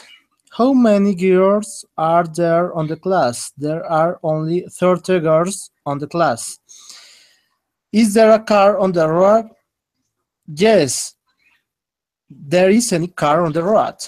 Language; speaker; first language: English; non-native, learner; Spanish